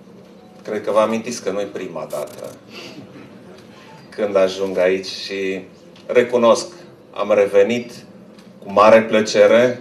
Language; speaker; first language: Romanian; non-native, local second language; German